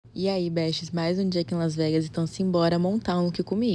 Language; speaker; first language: Portuguese; native; Portuguese